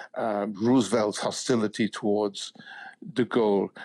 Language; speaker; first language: English; native; English